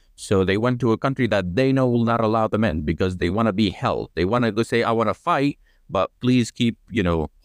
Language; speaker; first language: English; non-native, fluent; Arabic